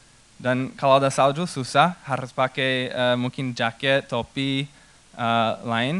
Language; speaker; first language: Indonesian; non-native, fluent; English